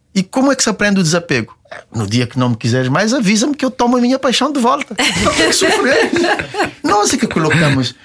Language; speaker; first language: Portuguese; non-native, local second language; Kabuverdianu